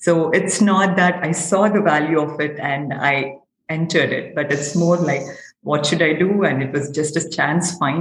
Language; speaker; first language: English; non-native, local second language; Telugu